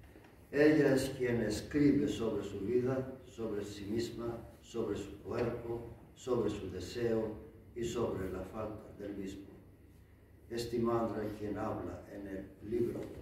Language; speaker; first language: Spanish; non-native, learner; Greek